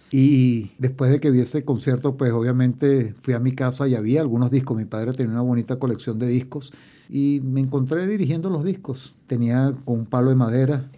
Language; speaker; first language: Spanish; native; Spanish